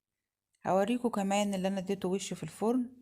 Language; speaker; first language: Arabic; native; Arabic